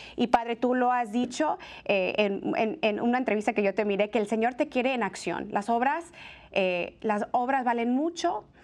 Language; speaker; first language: Spanish; native; Spanish